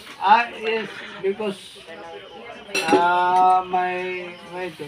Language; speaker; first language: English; non-native, learner; Cebuano